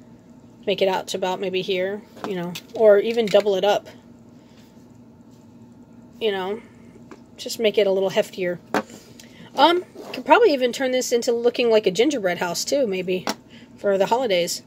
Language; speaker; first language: English; native; English